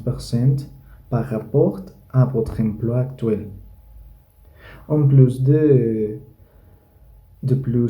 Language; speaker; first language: French; non-native, learner; Spanish